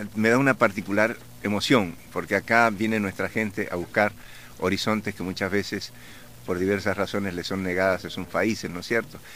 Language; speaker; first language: Spanish; native; Spanish